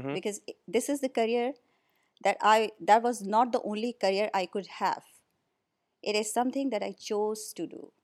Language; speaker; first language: English; non-native, local second language; Hindi